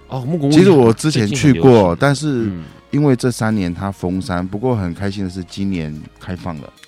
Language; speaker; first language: Chinese; native; Chinese